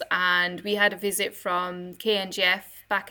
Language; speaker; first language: English; native; English